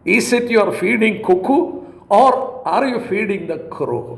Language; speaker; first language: English; non-native, local second language; Malayalam